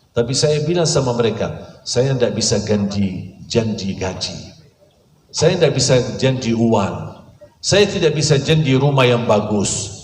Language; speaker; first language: Indonesian; non-native, fluent; Arabic